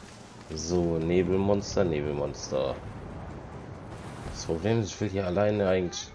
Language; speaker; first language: German; native; German